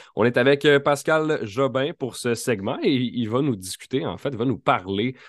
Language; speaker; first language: French; native; French